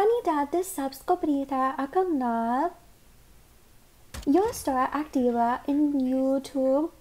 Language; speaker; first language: Spanish; non-native, learner; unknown